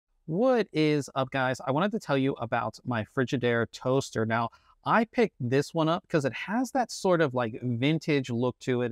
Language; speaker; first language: English; native; English